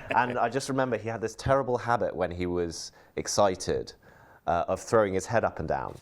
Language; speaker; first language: English; early bilingual, heritage; English